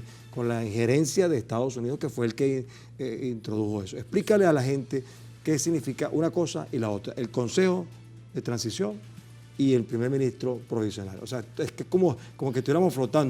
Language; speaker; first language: Spanish; native; Spanish